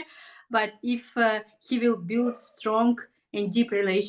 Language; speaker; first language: English; non-native, fluent; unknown